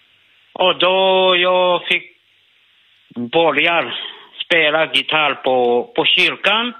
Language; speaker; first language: Swedish; non-native, learner; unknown